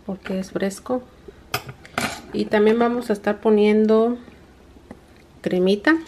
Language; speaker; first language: Spanish; native; Spanish